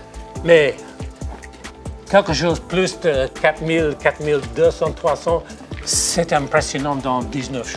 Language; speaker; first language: French; non-native, fluent; English